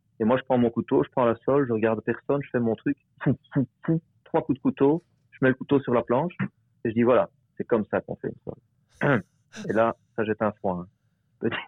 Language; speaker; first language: French; native; French